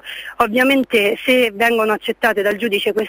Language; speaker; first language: Italian; native; Italian